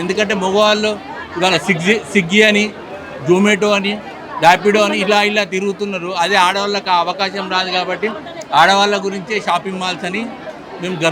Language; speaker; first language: Telugu; native; Telugu